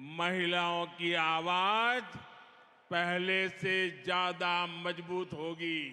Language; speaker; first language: Hindi; non-native, local second language; Gujarati